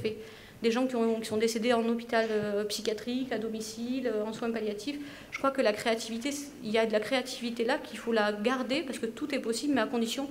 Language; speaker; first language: French; native; French